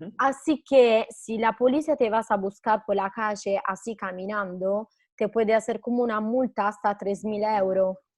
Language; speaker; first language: Spanish; non-native, fluent; Italian